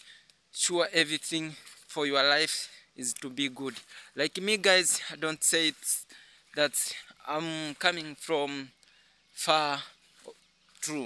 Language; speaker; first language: English; non-native, learner; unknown